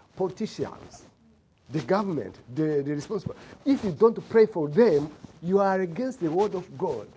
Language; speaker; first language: English; non-native, local second language; Kinyarwanda